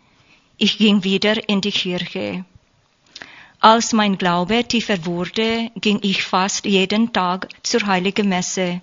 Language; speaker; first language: German; non-native, learner; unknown